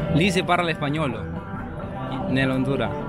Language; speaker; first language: Italian; non-native, learner; Spanish